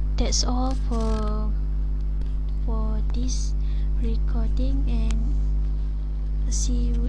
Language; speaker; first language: English; non-native, learner; Malay